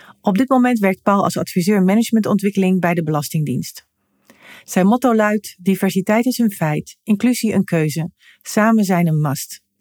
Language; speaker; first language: Dutch; native; Dutch